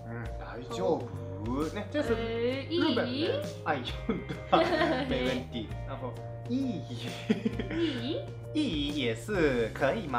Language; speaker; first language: Chinese; non-native, fluent; Japanese